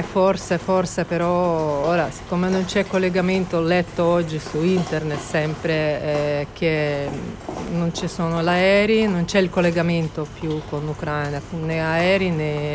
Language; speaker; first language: Italian; non-native, fluent; Ukrainian